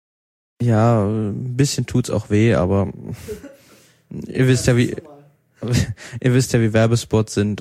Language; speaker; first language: German; native; German